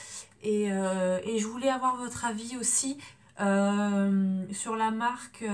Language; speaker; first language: French; native; French